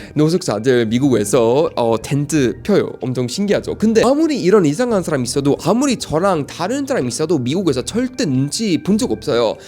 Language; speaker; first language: Korean; non-native, fluent; English